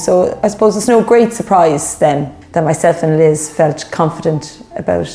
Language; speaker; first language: English; native; English